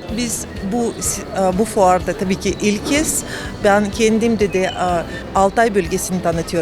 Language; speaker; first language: Turkish; non-native, learner; Russian